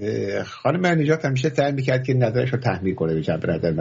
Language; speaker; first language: Persian; native; Persian